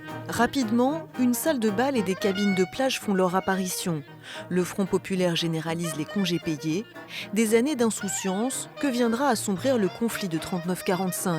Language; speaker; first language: French; native; French